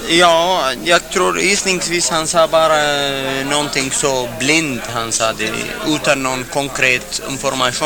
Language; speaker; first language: Swedish; non-native, fluent; Arabic